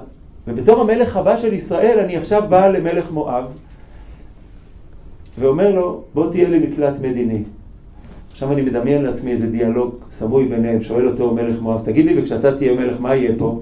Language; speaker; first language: Hebrew; native; Hebrew